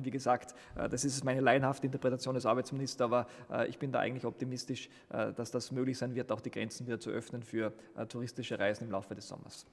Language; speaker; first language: German; native; German